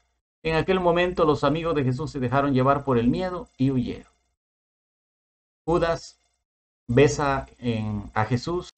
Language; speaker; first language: Spanish; native; Spanish